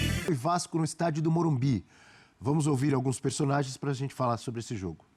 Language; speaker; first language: Portuguese; native; Portuguese